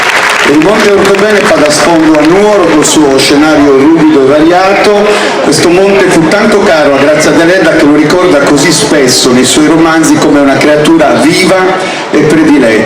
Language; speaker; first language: Italian; native; Italian